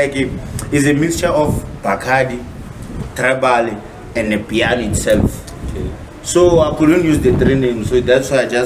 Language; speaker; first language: English; non-native, local second language; Northern Sotho